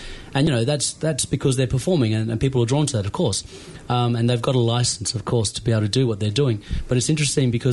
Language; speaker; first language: English; native; English